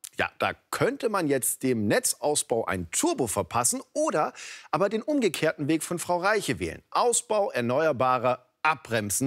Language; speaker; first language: German; native; German